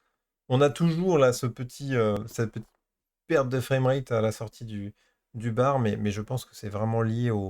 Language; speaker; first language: French; native; French